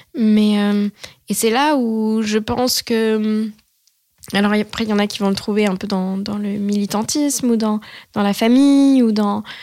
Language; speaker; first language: French; native; French